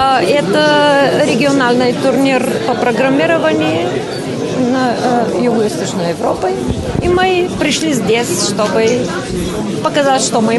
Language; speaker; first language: Russian; non-native, learner; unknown